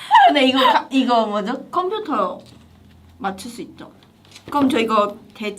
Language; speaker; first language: Korean; non-native, fluent; Chinese